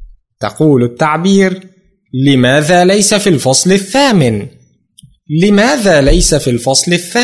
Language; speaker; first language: Arabic; non-native, fluent; Indonesian